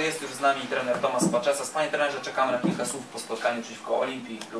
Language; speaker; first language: Polish; native; Polish